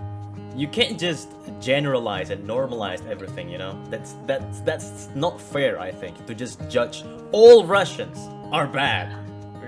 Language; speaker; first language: English; non-native, fluent; Indonesian